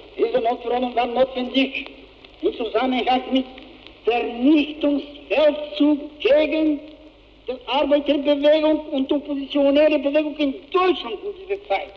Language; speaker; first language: German; non-native, fluent; Bulgarian